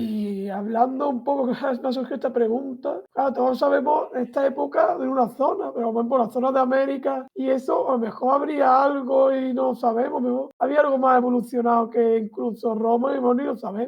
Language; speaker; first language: Spanish; native; Spanish